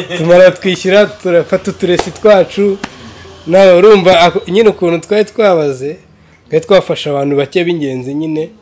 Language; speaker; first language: Kinyarwanda; native; Kinyarwanda